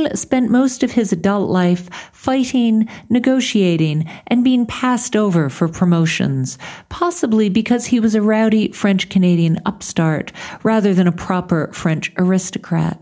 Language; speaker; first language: English; native; English